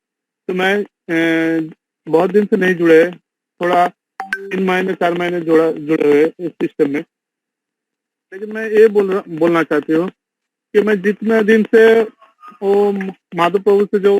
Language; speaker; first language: Hindi; non-native, local second language; Bangla